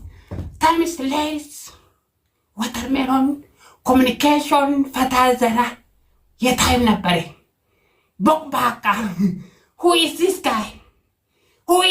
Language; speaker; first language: English; non-native, learner; Oromo